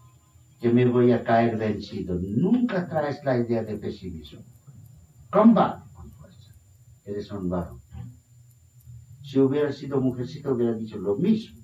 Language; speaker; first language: Spanish; non-native, fluent; Bangla